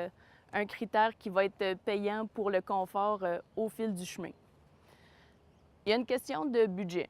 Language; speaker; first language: French; native; French